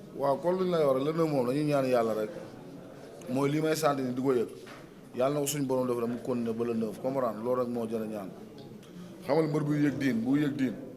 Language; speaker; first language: Wolof; native; Wolof